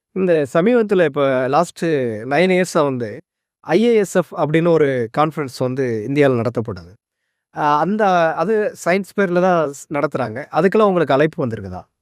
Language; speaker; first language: Tamil; native; Tamil